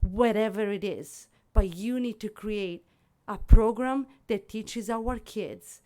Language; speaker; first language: English; non-native, fluent; Italian